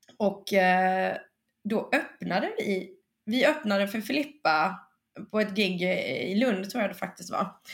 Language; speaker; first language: Swedish; early bilingual, other home language; Spanish